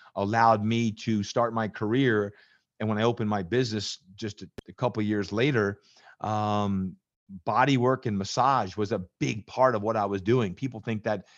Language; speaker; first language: English; native; English